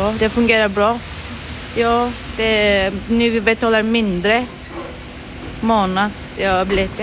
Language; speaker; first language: Swedish; non-native, learner; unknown